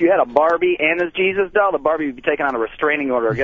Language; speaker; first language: English; native; English